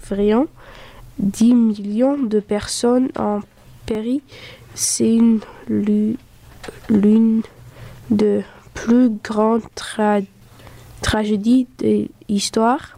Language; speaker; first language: French; early bilingual, other home language; Dutch